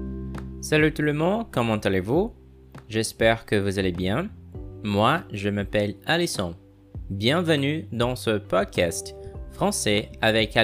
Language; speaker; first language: French; non-native, fluent; Portuguese